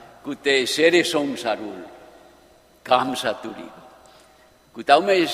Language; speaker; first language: Korean; non-native, fluent; Japanese